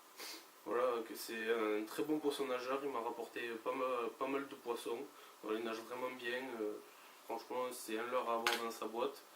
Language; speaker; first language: French; native; French